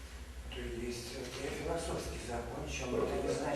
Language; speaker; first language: Russian; native; Russian